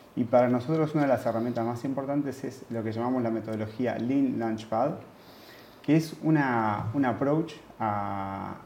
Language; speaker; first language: Spanish; native; Spanish